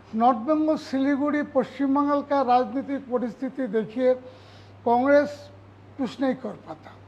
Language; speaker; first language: Hindi; non-native, local second language; Bangla